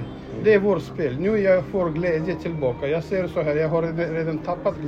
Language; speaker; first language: Swedish; non-native, fluent; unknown